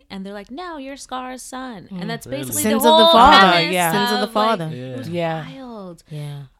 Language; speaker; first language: English; native; English